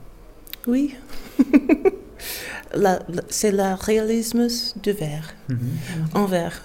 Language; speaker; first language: French; non-native, learner; English